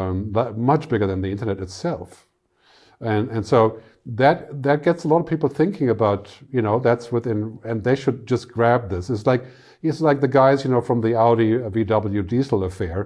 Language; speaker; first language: English; non-native, fluent; German